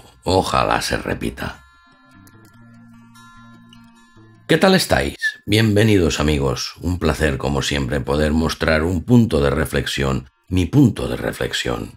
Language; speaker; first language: Spanish; native; Spanish